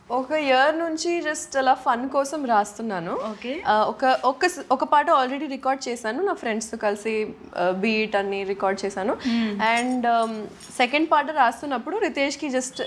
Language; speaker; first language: Telugu; non-native, local second language; Urdu